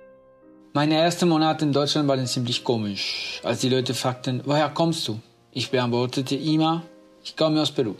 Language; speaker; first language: German; non-native, fluent; Spanish